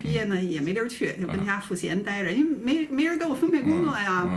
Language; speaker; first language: Chinese; native; Chinese